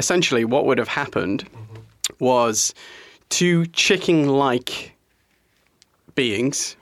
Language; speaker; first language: English; native; English